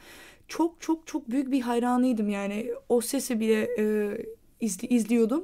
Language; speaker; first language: Turkish; non-native, fluent; Albanian